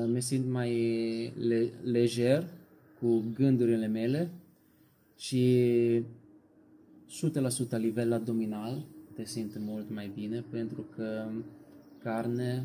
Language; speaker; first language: Romanian; non-native, learner; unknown